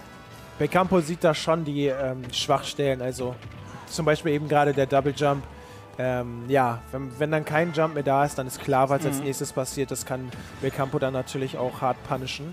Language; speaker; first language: German; native; German